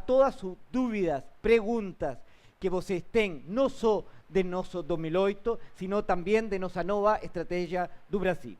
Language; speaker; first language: Portuguese; non-native, learner; Spanish